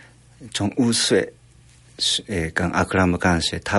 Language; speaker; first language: Chinese; non-native, fluent; Japanese